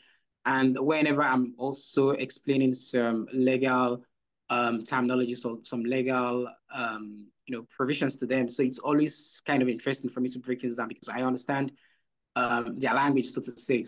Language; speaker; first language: English; non-native, local second language; Yoruba